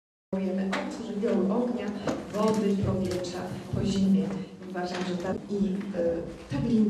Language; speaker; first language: Polish; native; Polish